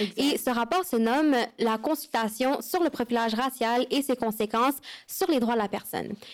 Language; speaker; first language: French; early bilingual, other home language; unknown